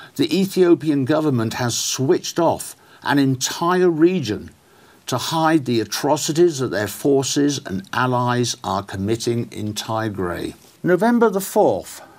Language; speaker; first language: English; native; English